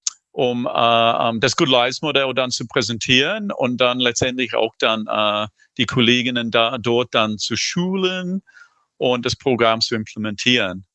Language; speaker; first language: German; non-native, fluent; English